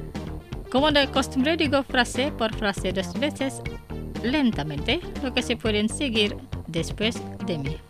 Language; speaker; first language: Spanish; non-native, fluent; Indonesian